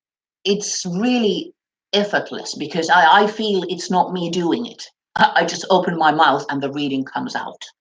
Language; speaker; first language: English; non-native, fluent; Finnish